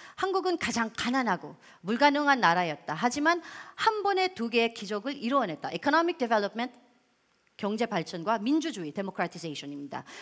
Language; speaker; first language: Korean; non-native, fluent; Filipino